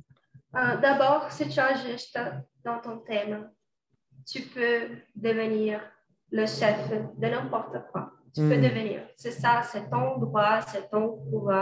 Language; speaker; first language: French; non-native, fluent; Portuguese